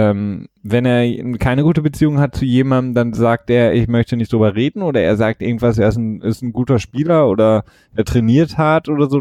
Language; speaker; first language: German; native; German